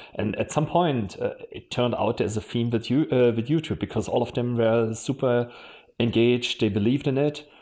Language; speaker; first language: English; non-native, fluent; German